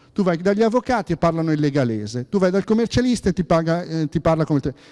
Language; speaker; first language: Italian; native; Italian